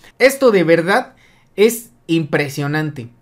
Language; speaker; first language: Spanish; native; Spanish